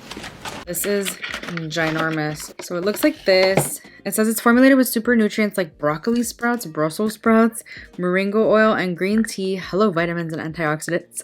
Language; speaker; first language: English; native; English